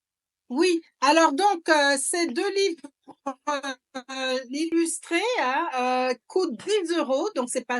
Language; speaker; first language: French; native; French